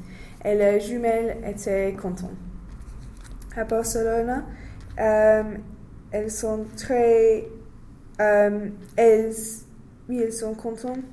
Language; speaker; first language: French; non-native, learner; English